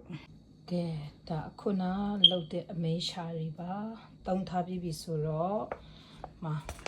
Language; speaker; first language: Burmese; non-native, local second language; Kachin